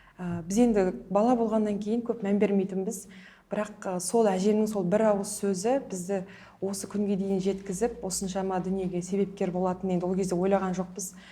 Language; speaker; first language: Kazakh; early bilingual, heritage; Kazakh